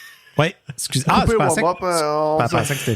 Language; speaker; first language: French; native; French